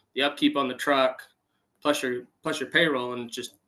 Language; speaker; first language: English; native; English